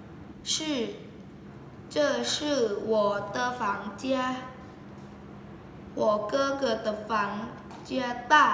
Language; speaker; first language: Chinese; non-native, learner; Thai